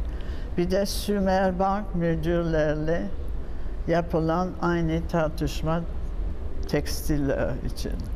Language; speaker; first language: Turkish; non-native, fluent; French